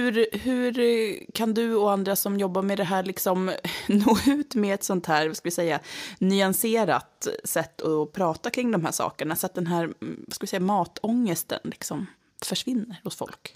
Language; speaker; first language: Swedish; native; Swedish